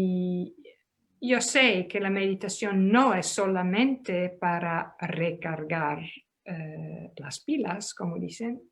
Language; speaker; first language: Spanish; non-native, fluent; Dutch